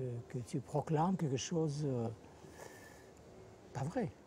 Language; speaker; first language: French; non-native, fluent; Russian